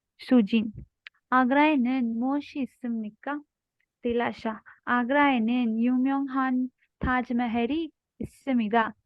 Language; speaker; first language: Korean; non-native, learner; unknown